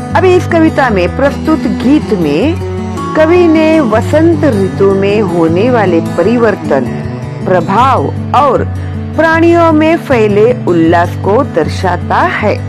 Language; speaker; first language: Hindi; non-native, local second language; Marathi